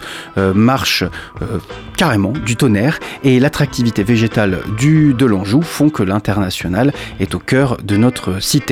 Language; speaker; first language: French; native; French